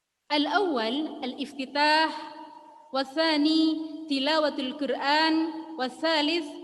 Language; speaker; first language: Arabic; non-native, fluent; Indonesian